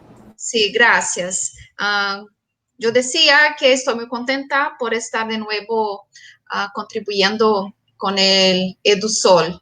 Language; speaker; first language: Spanish; non-native, fluent; Portuguese